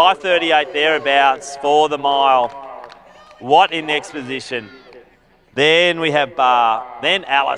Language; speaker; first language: English; native; English